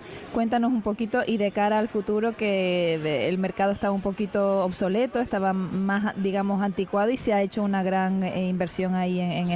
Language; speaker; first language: Spanish; native; Spanish